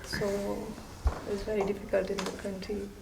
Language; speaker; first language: English; non-native, learner; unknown